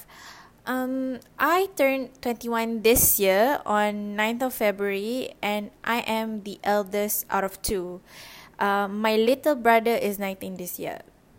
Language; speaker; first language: English; non-native, local second language; Malay